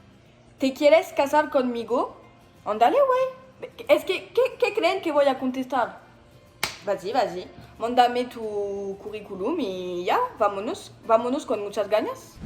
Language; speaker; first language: Spanish; non-native, learner; French